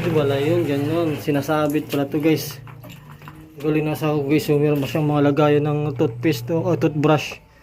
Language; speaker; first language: Filipino; native; Filipino